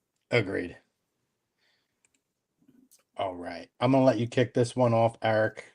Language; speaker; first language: English; native; English